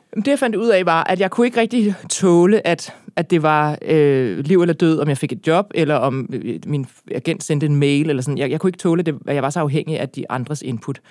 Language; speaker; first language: Danish; native; Danish